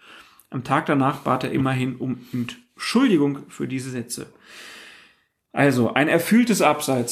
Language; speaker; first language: German; native; German